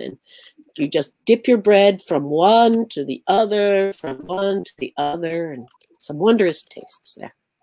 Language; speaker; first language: English; early bilingual, other home language; Arabic